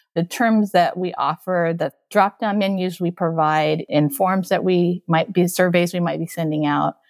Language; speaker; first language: English; early bilingual, other home language; Japanese